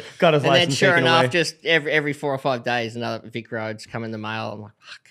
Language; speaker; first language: English; native; English